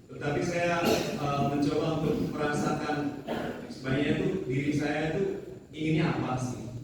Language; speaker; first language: Indonesian; early bilingual, heritage; English